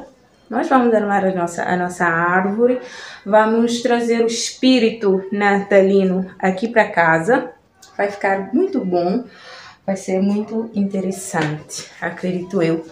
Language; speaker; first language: Portuguese; non-native, local second language; Kabuverdianu